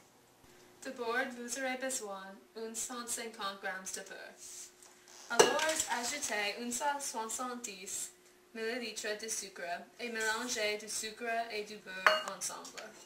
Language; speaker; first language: French; non-native, learner; English